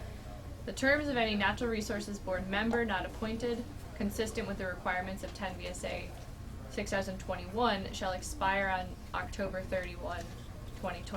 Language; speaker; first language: English; native; English